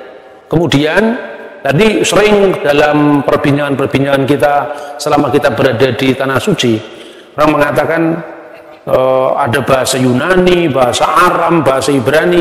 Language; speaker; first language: Indonesian; native; Indonesian